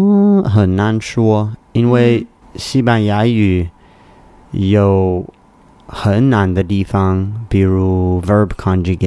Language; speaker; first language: Chinese; non-native, learner; English